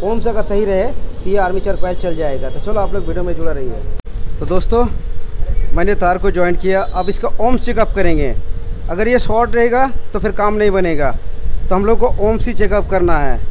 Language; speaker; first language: Hindi; non-native, local second language; Bangla